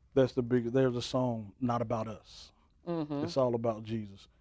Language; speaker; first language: English; native; English